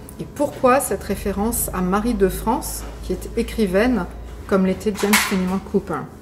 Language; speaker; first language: French; native; French